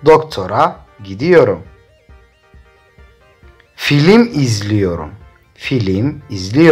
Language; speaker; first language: Turkish; non-native, fluent; Somali